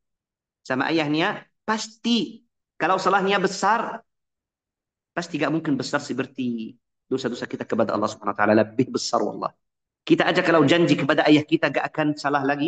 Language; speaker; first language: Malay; non-native, fluent; Arabic